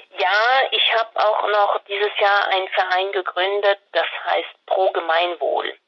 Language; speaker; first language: German; non-native, fluent; French